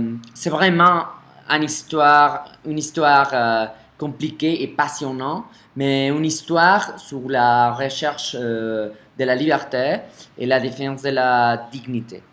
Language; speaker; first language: French; non-native, fluent; Spanish